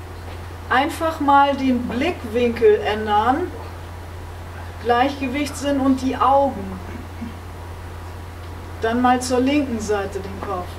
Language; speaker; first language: German; native; German